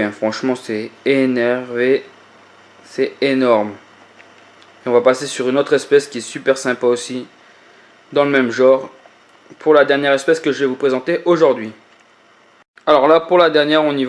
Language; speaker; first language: French; native; French